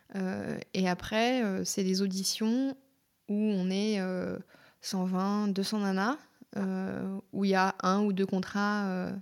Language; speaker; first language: French; native; French